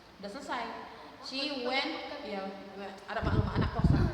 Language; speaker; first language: Indonesian; native; Indonesian